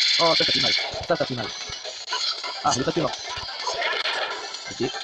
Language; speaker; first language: French; native; French